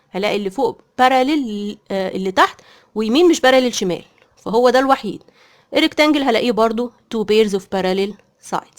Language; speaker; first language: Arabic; native; Arabic